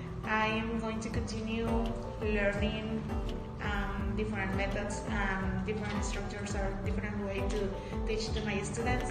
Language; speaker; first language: English; non-native, fluent; Spanish